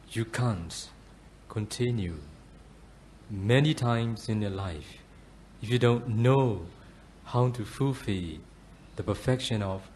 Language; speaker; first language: English; non-native, fluent; Burmese